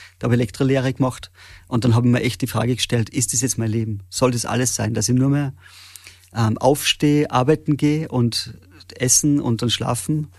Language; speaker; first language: German; native; German